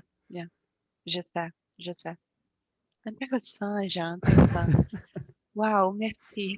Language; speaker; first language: French; non-native, learner; Portuguese